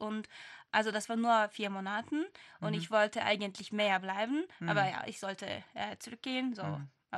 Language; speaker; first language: German; non-native, fluent; Turkish